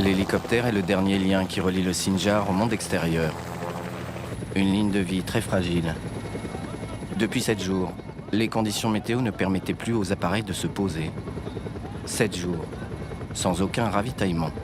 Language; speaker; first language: French; native; French